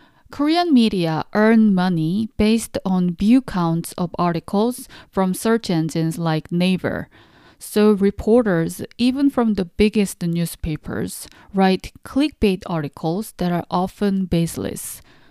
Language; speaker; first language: English; non-native, fluent; Korean